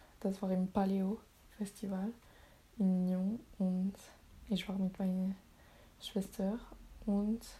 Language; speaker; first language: German; non-native, learner; French